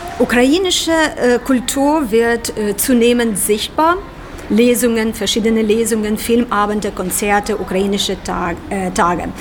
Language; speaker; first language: German; non-native, fluent; Ukrainian